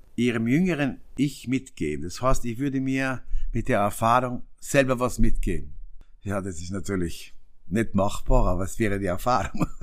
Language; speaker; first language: German; native; German